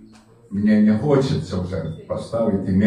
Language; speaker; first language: Russian; native; Russian